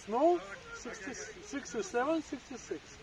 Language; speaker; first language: English; non-native, learner; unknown